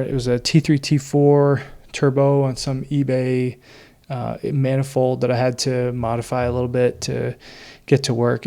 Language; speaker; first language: English; native; English